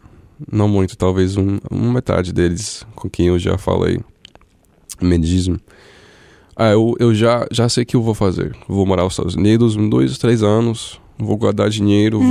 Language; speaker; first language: Portuguese; non-native, fluent; English